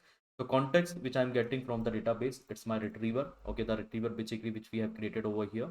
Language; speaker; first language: English; non-native, local second language; Hindi